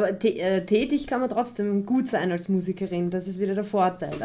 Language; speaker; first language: German; native; German